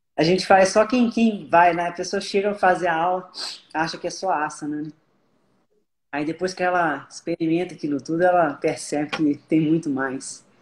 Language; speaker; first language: Portuguese; native; Portuguese